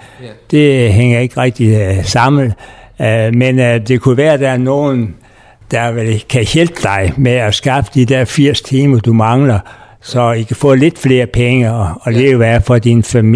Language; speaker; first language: Danish; native; Danish